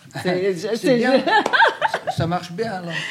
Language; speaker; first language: French; non-native, fluent; English